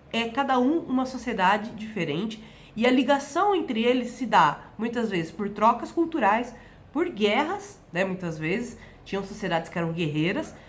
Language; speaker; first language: Portuguese; native; Portuguese